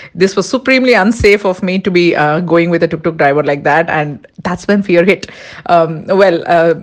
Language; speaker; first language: English; non-native, local second language; Tulu